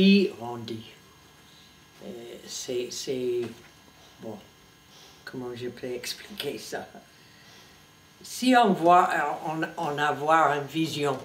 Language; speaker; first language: French; non-native, fluent; English